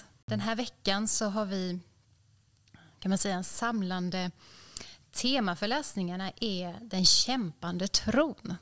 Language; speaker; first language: Swedish; native; Swedish